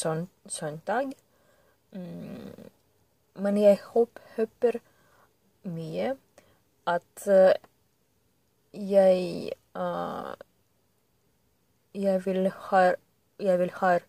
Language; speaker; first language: Norwegian; non-native, learner; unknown